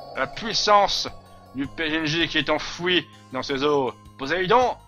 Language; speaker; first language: French; native; French